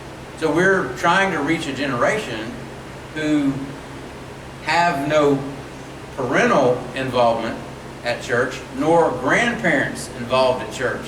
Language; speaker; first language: English; native; English